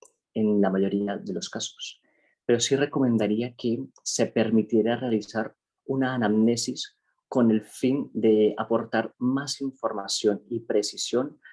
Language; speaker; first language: Spanish; native; Spanish